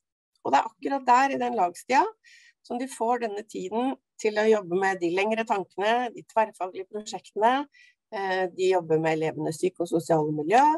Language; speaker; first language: Norwegian; native; Norwegian